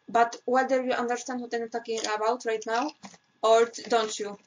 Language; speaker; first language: English; non-native, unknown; Polish